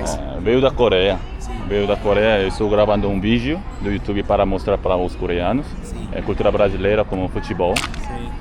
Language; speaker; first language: Portuguese; non-native, learner; Korean